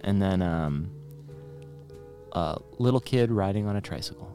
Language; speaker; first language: English; native; English